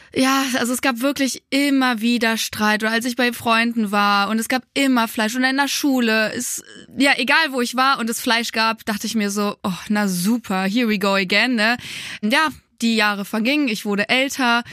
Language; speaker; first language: German; early bilingual, other home language; Polish